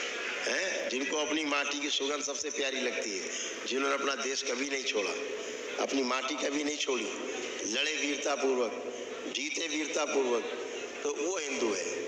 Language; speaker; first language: Hindi; native; Hindi